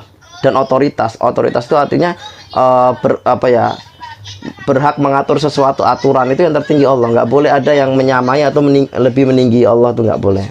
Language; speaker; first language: Indonesian; native; Indonesian